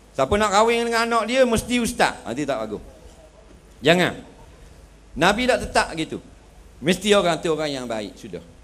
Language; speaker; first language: Malay; native; Malay